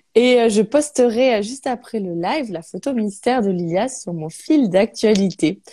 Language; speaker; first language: French; native; French